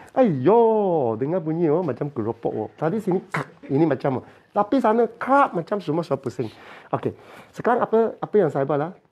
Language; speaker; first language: Malay; non-native, local second language; Chinese